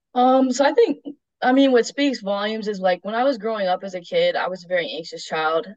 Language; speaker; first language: English; native; English